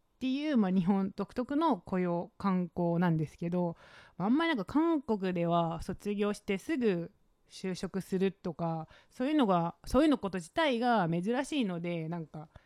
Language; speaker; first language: Japanese; non-native, fluent; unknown